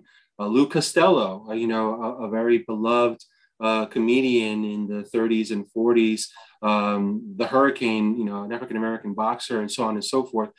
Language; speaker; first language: English; native; English